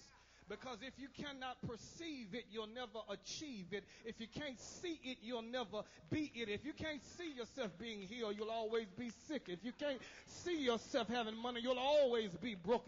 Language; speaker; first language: English; native; English